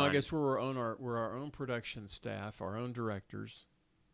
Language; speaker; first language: English; native; English